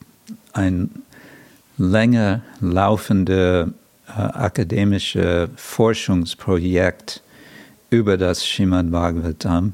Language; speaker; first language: German; non-native, fluent; English